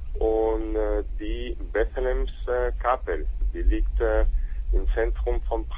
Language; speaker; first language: German; non-native, learner; Spanish